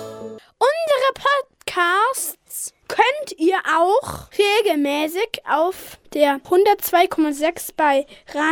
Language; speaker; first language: German; native; German